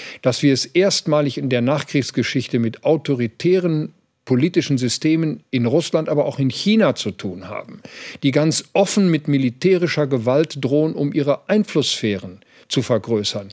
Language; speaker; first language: German; native; German